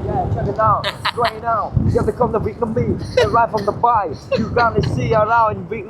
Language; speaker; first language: English; non-native, learner; Vietnamese